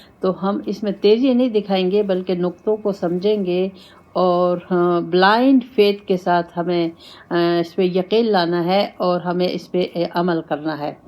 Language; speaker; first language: Urdu; non-native, local second language; Pashto